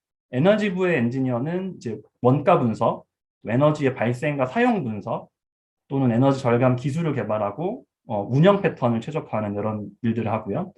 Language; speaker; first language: Korean; early bilingual, heritage; Korean